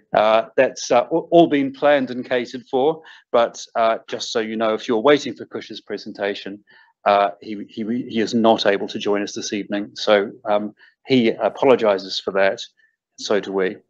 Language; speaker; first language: English; native; English